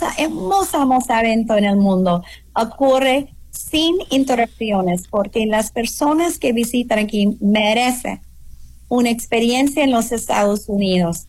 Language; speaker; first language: Spanish; non-native, fluent; English